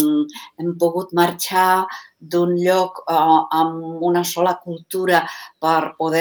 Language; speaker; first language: Catalan; non-native, fluent; Czech